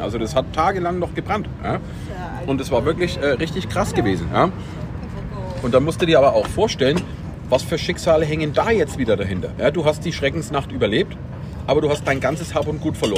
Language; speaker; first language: German; native; German